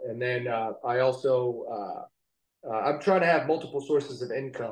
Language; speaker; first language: English; native; English